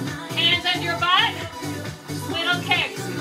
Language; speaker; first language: English; native; English